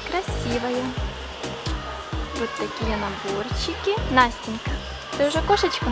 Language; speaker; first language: Russian; native; Russian